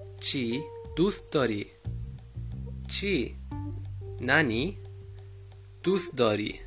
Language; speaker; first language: Japanese; non-native, learner; Persian